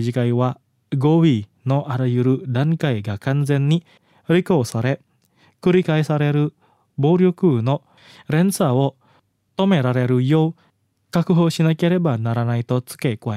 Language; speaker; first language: Japanese; non-native, fluent; Indonesian